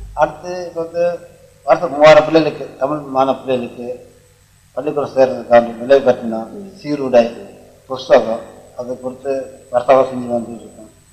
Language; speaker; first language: Tamil; early bilingual, heritage; Tamil